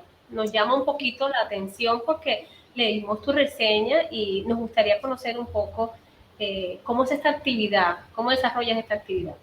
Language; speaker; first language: Spanish; native; Spanish